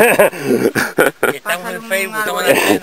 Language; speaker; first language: Spanish; native; Spanish